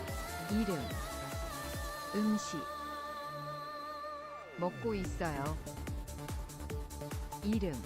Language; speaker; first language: Korean; non-native, learner; English